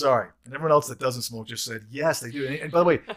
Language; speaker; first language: English; native; English